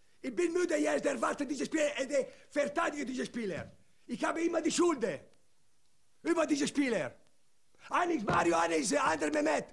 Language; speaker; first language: German; non-native, learner; Italian